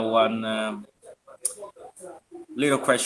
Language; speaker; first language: English; non-native, learner; Vietnamese